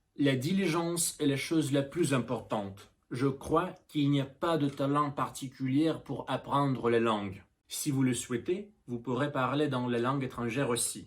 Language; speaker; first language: French; non-native, learner; Russian